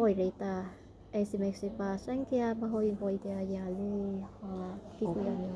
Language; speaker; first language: Finnish; non-native, learner; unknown